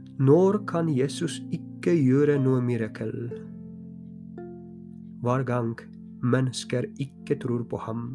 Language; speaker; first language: Norwegian; non-native, fluent; Polish